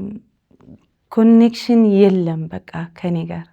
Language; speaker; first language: Amharic; early bilingual, heritage; Amharic